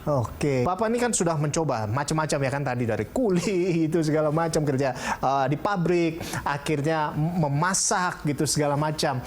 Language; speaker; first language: Indonesian; native; Indonesian